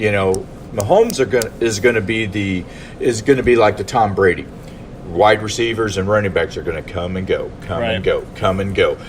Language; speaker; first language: English; native; English